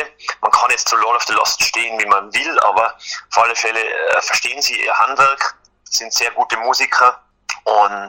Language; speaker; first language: German; native; German